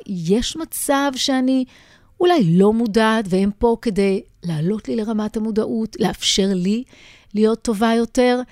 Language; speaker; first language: Hebrew; native; Hebrew